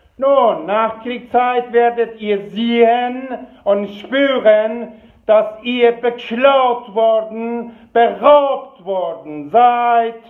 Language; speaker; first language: German; non-native, fluent; Persian